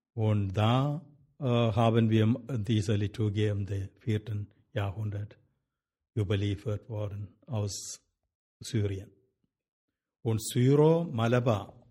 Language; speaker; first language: German; non-native, fluent; Malayalam